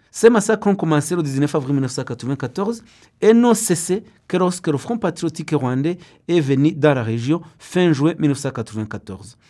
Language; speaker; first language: French; non-native, local second language; Kinyarwanda